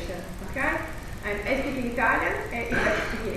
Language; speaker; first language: English; non-native, learner; Italian